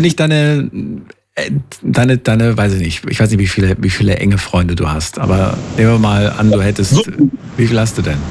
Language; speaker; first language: German; native; German